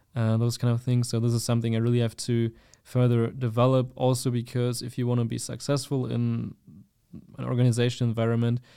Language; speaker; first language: English; non-native, fluent; German